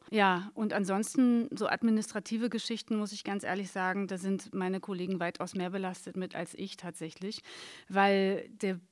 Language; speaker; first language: German; native; German